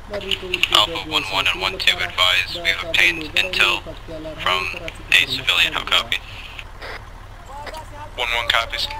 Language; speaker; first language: English; native; English